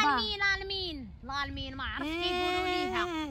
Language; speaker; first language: Arabic; native; Arabic